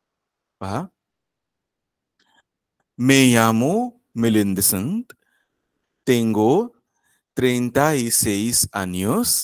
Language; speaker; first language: Spanish; non-native, fluent; Marathi